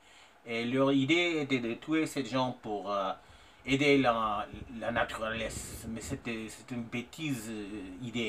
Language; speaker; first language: French; non-native, fluent; English